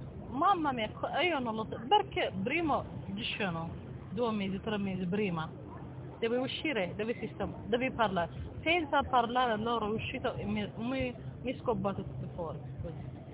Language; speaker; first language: Italian; non-native, learner; Tigrinya